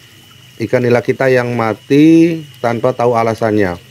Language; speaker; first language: Indonesian; native; Indonesian